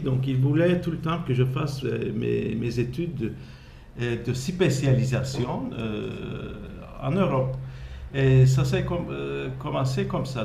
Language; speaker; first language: French; non-native, fluent; Turkish